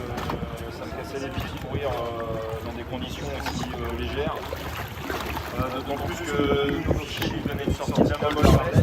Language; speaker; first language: French; native; French